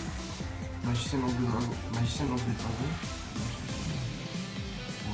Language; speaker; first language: French; native; French